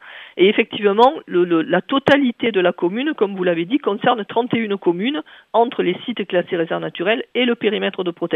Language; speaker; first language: French; native; French